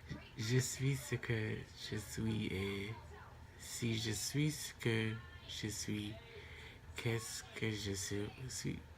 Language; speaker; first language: French; non-native, local second language; English